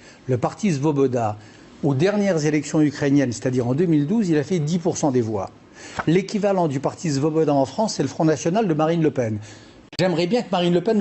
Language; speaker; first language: French; native; French